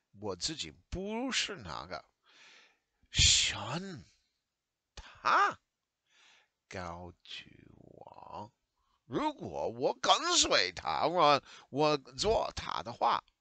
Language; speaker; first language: Chinese; non-native, learner; English